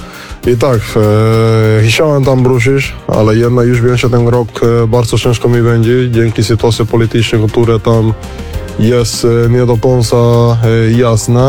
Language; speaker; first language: Polish; non-native, learner; Spanish